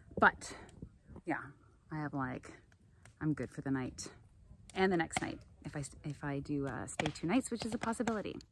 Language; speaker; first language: English; native; English